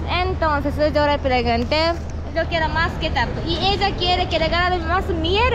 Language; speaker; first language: Spanish; non-native, learner; Japanese